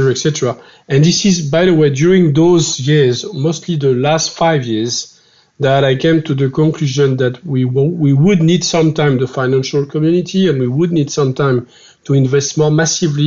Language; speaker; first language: English; non-native, fluent; French